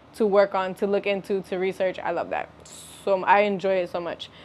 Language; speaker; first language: English; native; English